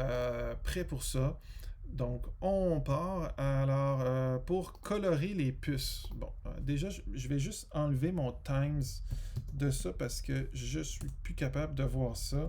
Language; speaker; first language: French; native; French